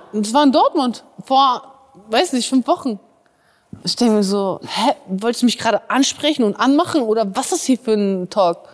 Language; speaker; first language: German; early bilingual, other home language; Russian